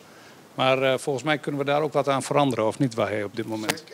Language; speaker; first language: Dutch; native; Dutch